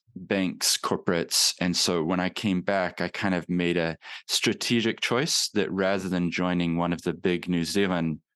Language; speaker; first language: English; native; English